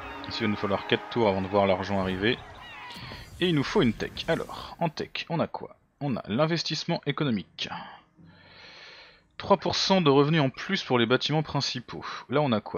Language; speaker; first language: French; native; French